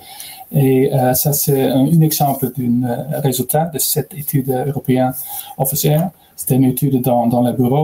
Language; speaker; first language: French; non-native, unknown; Dutch